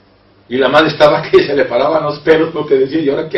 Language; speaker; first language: Spanish; native; Spanish